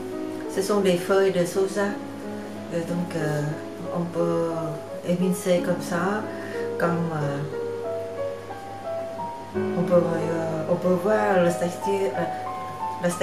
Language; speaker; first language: French; non-native, learner; Vietnamese